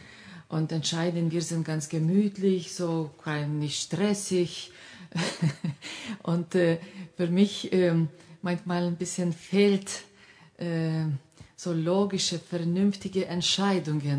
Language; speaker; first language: German; non-native, fluent; Lithuanian